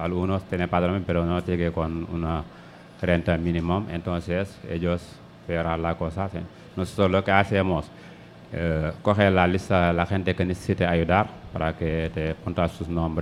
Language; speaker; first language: Spanish; non-native, learner; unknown